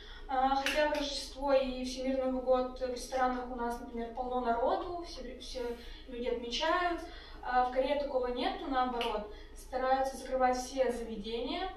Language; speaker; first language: Russian; native; Russian